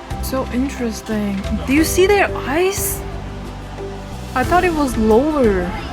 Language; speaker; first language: English; non-native, fluent; Turkish